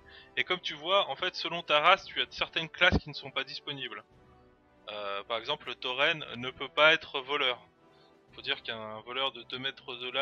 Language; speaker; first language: French; native; French